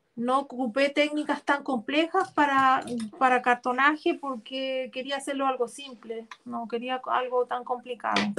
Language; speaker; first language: Spanish; native; Spanish